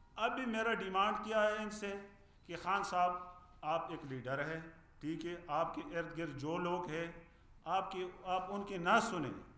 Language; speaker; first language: Urdu; non-native, fluent; Pashto